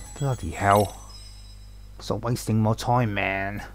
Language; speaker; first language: English; native; English